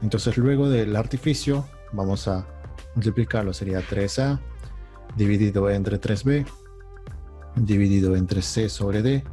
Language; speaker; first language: Spanish; native; Spanish